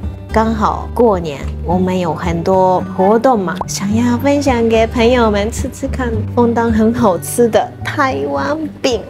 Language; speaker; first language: Chinese; non-native, fluent; Japanese